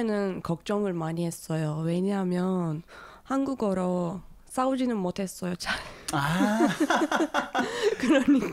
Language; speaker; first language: Korean; non-native, fluent; Turkish